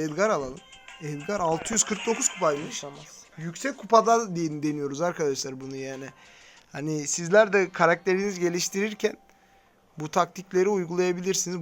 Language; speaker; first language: Turkish; native; Turkish